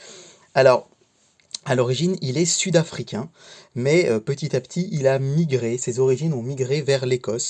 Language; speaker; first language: French; native; French